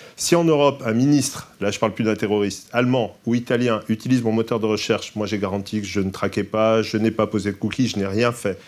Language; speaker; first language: French; native; French